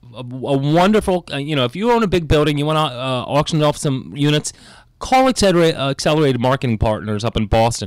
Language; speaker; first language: English; native; English